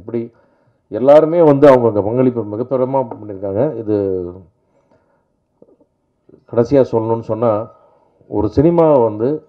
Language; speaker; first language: Tamil; native; Tamil